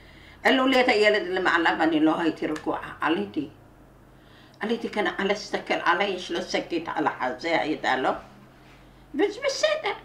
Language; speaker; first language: Hebrew; non-native, learner; Arabic